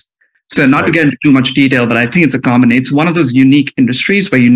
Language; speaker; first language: English; non-native, local second language; Hindi